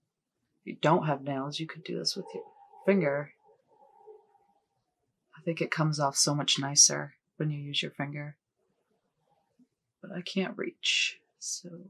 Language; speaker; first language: English; native; English